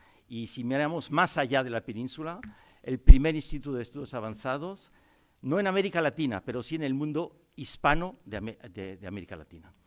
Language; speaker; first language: Spanish; native; Spanish